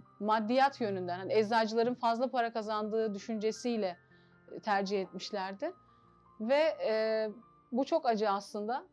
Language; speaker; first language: Turkish; native; Turkish